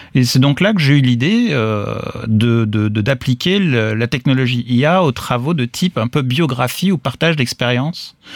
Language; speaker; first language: French; native; French